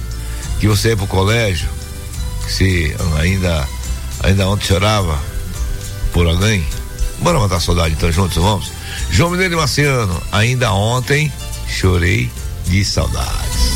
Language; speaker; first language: Portuguese; native; Portuguese